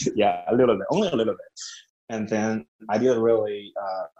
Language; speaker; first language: English; non-native, fluent; Chinese